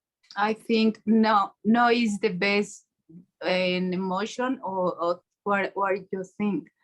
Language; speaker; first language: English; non-native, learner; Spanish